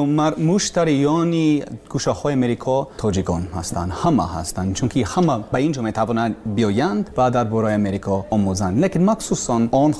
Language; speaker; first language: Persian; non-native, learner; English